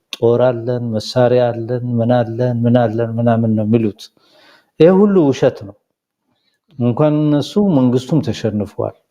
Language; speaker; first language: Amharic; non-native, local second language; Somali